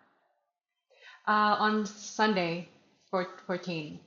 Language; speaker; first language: English; non-native, learner; Thai